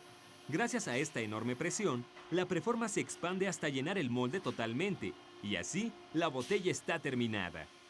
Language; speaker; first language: Spanish; native; Spanish